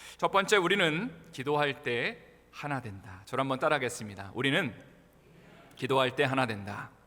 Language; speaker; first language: Korean; native; Korean